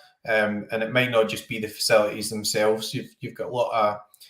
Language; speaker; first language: English; native; English